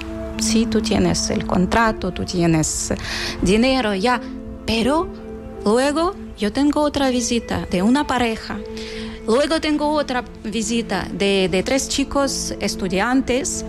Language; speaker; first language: Spanish; non-native, learner; Ukrainian